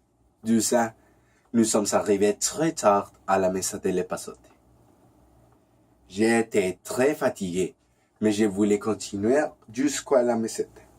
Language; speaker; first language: French; non-native, learner; Spanish